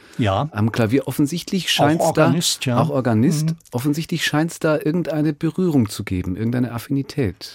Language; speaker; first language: German; native; German